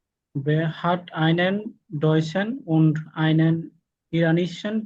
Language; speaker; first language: German; non-native, learner; Bangla